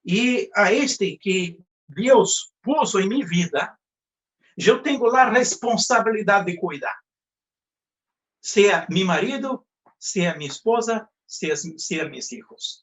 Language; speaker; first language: Spanish; non-native, fluent; Portuguese